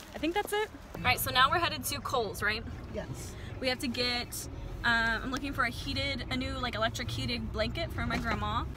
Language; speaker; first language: English; native; English